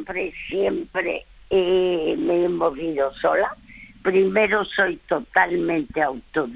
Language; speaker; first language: Spanish; early bilingual, other home language; French